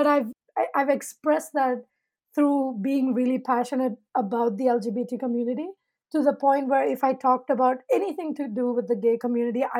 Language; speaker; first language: English; non-native, local second language; Malayalam